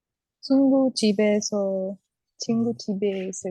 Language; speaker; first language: Korean; non-native, learner; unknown